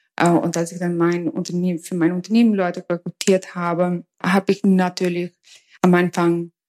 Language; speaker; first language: German; early bilingual, other home language; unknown